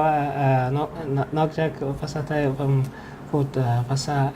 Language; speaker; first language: Thai; non-native, learner; Mongolian